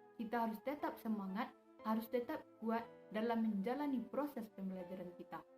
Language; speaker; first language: Malay; non-native, local second language; Minangkabau